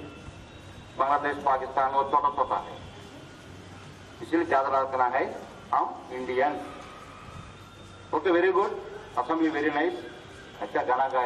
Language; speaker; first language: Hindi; non-native, local second language; Kannada